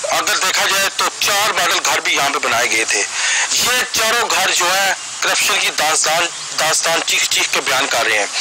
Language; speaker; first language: Urdu; native; Urdu